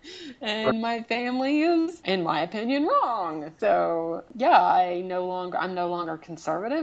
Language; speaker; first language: English; native; English